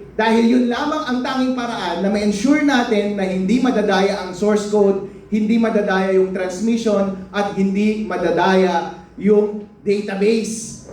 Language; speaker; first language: Filipino; non-native, local second language; Iloko